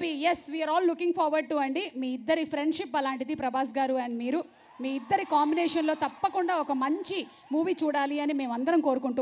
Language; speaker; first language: Telugu; native; Telugu